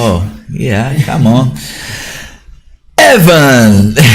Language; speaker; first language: English; non-native, learner; Portuguese